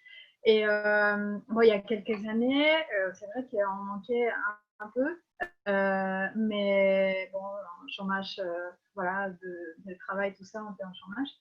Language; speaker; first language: French; non-native, fluent; Spanish